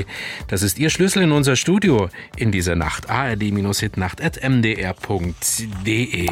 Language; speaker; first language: German; native; German